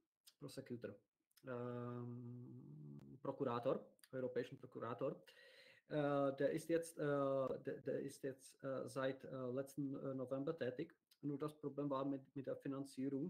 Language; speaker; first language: German; non-native, learner; Czech